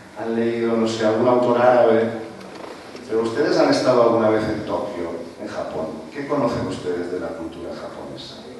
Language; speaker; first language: Spanish; non-native, local second language; Catalan